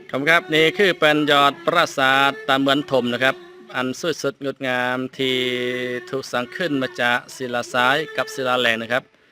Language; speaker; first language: Thai; non-native, fluent; Khmer